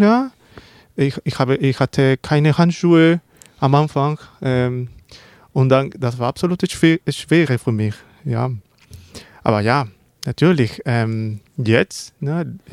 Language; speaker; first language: German; non-native, learner; Spanish